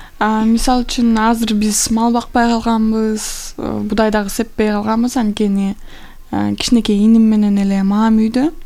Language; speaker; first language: Kyrgyz; non-native, local second language; Russian